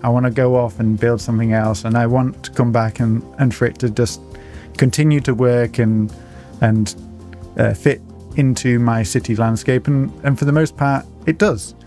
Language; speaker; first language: English; native; English